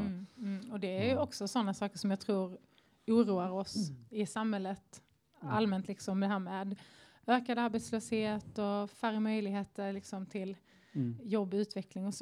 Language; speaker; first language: Swedish; native; Swedish